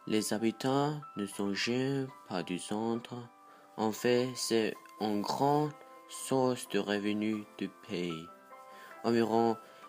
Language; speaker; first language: French; non-native, learner; Danish